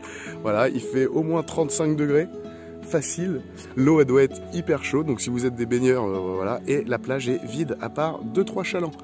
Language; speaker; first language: French; native; French